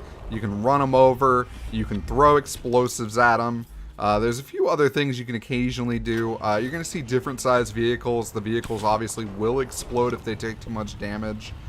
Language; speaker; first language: English; native; English